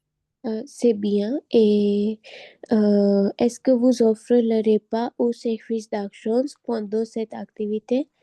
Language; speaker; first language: French; non-native, learner; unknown